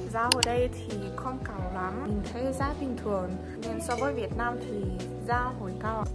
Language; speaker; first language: Vietnamese; non-native, fluent; Russian